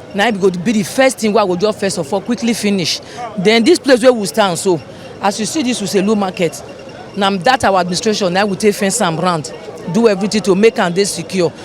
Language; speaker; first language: Nigerian Pidgin; non-native, local second language; Bini